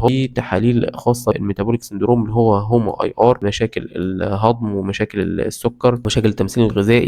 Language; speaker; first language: Arabic; native; Arabic